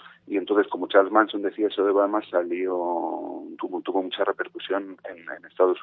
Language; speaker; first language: Spanish; native; Spanish